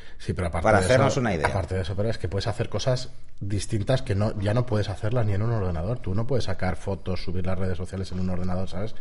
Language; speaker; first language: Spanish; native; Spanish